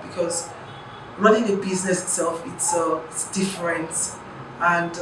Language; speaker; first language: English; non-native, local second language; Yoruba